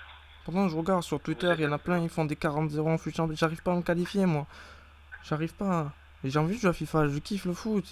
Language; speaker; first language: French; native; French